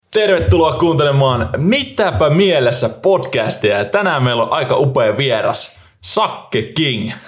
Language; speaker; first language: Finnish; native; Finnish